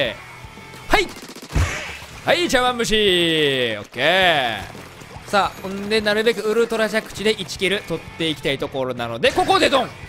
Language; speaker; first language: Japanese; native; Japanese